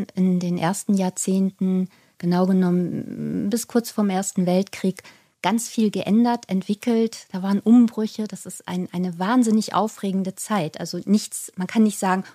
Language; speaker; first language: German; native; German